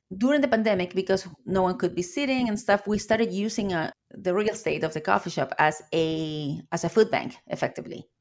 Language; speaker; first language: English; non-native, fluent; Spanish